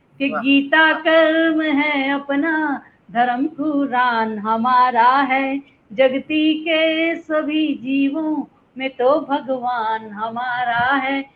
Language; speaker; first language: Hindi; native; Hindi